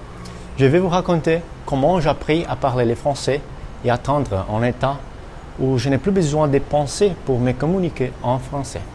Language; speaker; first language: French; non-native, fluent; Portuguese